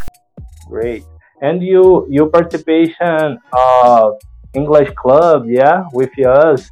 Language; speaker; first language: English; non-native, learner; Portuguese